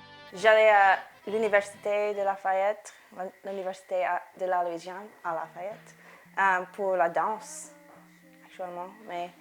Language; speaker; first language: French; non-native, learner; English